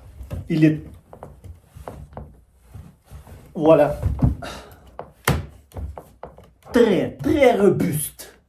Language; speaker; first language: French; non-native, fluent; Russian